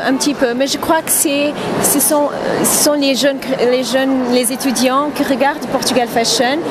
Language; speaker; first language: French; non-native, fluent; Portuguese